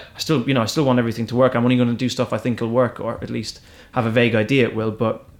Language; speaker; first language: English; native; English